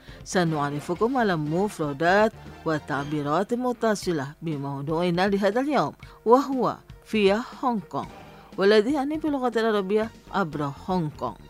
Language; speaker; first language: Arabic; non-native, fluent; Indonesian